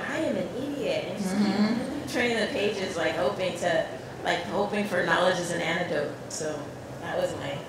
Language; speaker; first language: English; native; English